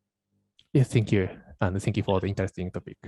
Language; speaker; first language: English; non-native, learner; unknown